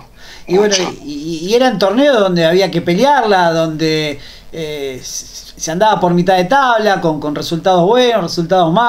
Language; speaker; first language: Spanish; native; Spanish